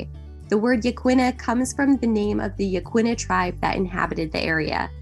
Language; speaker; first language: English; native; English